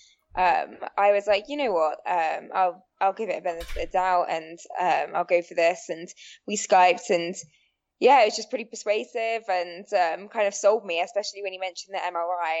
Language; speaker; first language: English; native; English